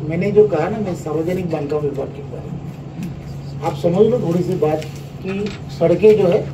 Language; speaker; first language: Hindi; non-native, local second language; Marathi